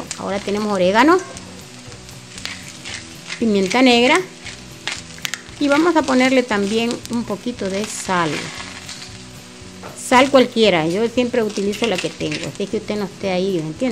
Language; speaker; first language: Spanish; native; Spanish